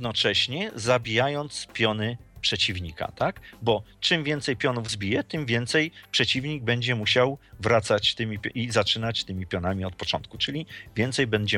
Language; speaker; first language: Polish; native; Polish